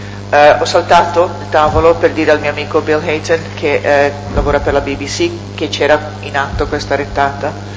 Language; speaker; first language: Italian; native; Italian